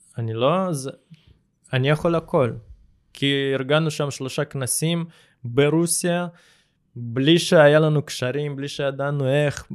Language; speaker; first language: Hebrew; early bilingual, other home language; Russian